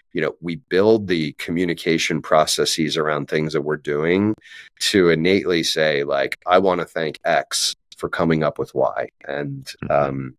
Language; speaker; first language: English; native; English